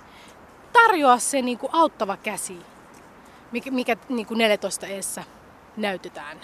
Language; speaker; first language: Finnish; early bilingual, other home language; Somali